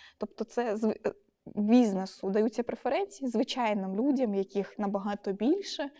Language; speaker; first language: Ukrainian; non-native, local second language; Russian